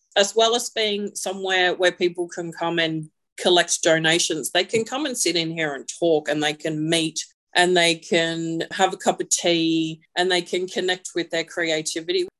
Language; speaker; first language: English; native; English